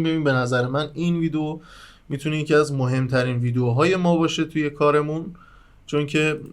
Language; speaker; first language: Persian; native; Persian